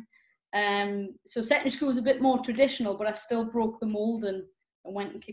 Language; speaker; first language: English; native; English